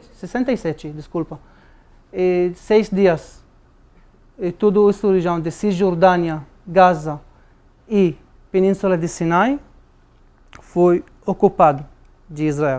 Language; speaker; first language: Portuguese; non-native, fluent; Arabic